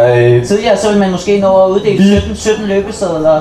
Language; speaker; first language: Danish; native; Danish